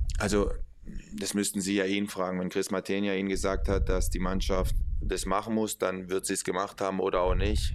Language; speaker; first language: German; early bilingual, other home language; Spanish